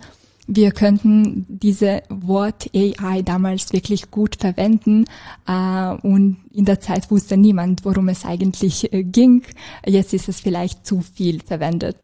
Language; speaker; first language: German; non-native, fluent; Serbian